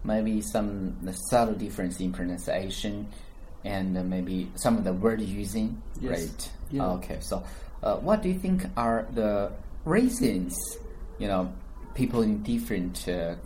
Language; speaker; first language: English; non-native, fluent; Chinese